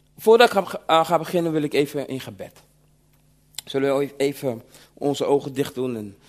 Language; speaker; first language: Dutch; early bilingual, other home language; Sranan Tongo